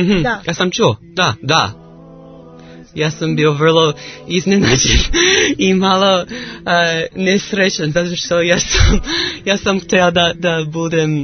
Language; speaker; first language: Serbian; non-native, learner; English